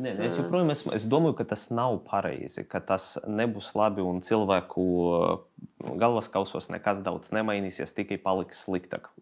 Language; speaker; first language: Latvian; non-native, local second language; Russian